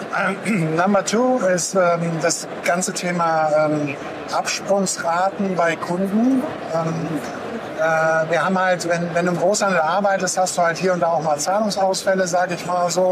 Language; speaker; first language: German; native; German